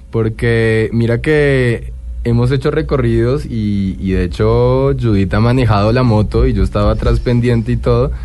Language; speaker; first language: Spanish; native; Spanish